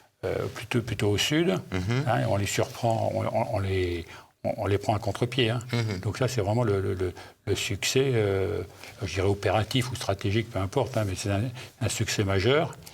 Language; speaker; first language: French; native; French